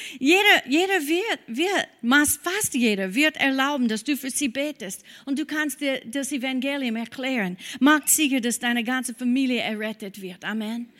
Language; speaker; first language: German; non-native, fluent; English